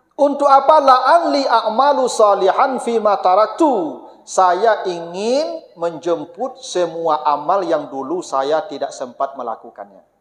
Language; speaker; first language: Malay; non-native, local second language; Minangkabau